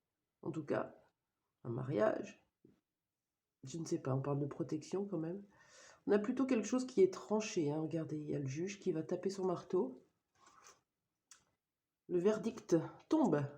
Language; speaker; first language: French; native; French